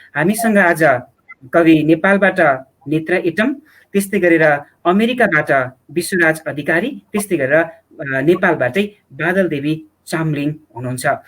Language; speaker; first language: Nepali; native; Nepali